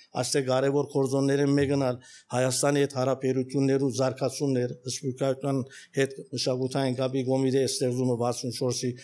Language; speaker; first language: Armenian; early bilingual, heritage; Armenian